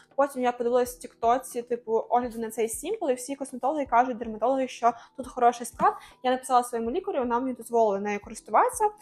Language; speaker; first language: Ukrainian; non-native, local second language; Russian